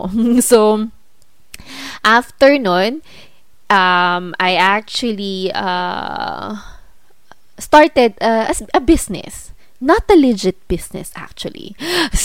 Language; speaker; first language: English; non-native, local second language; Filipino